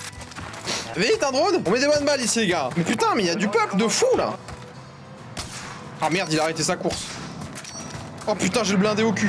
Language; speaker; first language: French; native; French